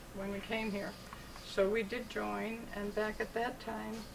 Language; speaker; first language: English; native; English